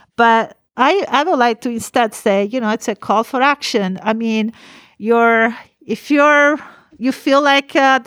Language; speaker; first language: English; non-native, fluent; Italian